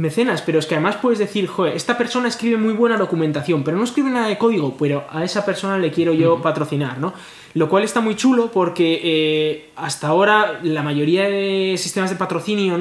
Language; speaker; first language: Spanish; native; Spanish